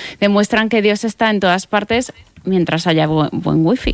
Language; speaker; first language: Spanish; native; Spanish